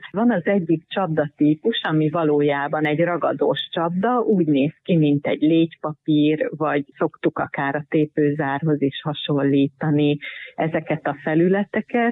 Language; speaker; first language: Hungarian; native; Hungarian